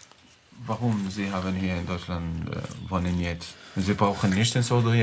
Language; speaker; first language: German; non-native, learner; Arabic